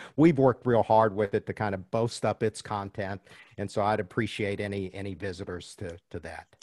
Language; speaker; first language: English; early bilingual, other home language; Chinese